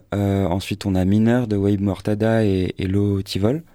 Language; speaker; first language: French; native; French